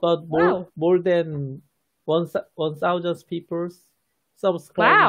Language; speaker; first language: English; non-native, learner; Korean